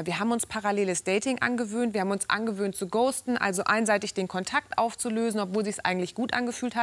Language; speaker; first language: German; native; German